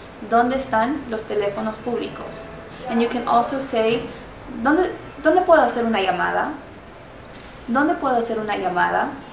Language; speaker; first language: Spanish; early bilingual, heritage; Spanish